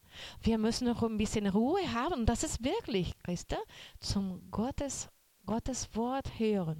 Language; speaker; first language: German; non-native, learner; Portuguese